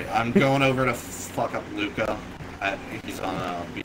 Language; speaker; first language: English; native; English